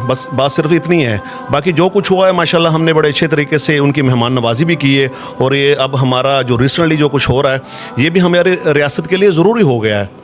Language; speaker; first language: Urdu; non-native, local second language; Pashto